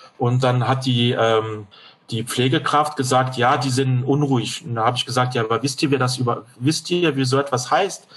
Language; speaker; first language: German; non-native, fluent; French